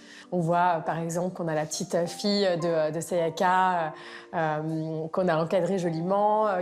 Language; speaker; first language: French; native; French